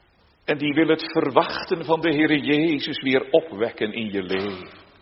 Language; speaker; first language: Dutch; native; Dutch